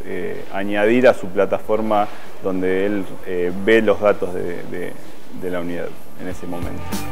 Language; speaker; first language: Spanish; native; Spanish